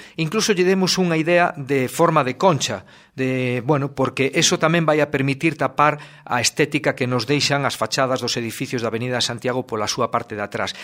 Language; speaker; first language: Galician; native; Galician